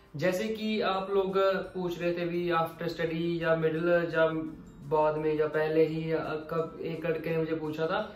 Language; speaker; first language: Hindi; non-native, local second language; Punjabi